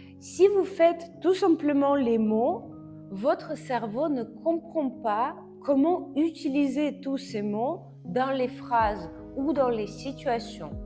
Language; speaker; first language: French; non-native, fluent; Russian